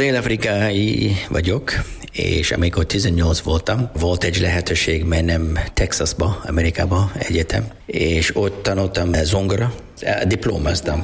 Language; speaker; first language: Hungarian; non-native, learner; English